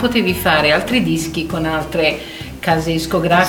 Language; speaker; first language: Italian; native; Italian